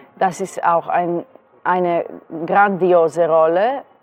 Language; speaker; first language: German; non-native, fluent; Serbian